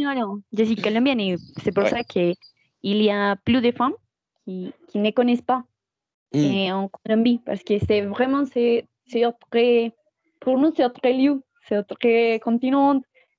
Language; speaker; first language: French; non-native, learner; Spanish